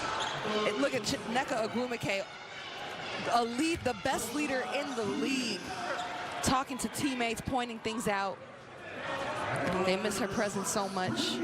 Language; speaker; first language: English; native; English